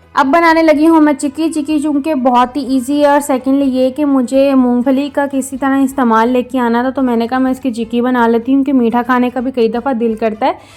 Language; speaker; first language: Hindi; non-native, local second language; Punjabi